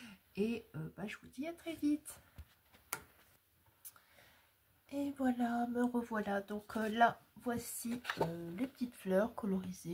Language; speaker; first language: French; native; French